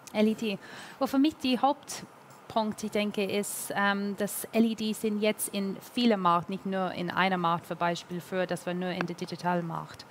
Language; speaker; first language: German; non-native, learner; English